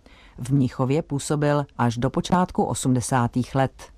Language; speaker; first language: Czech; native; Czech